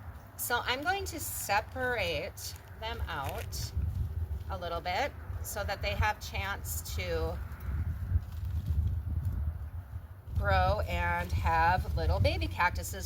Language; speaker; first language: English; native; English